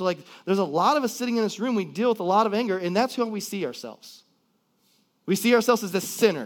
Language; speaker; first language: English; native; English